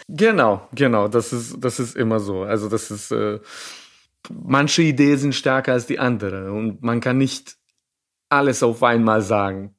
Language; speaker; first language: German; non-native, fluent; Serbian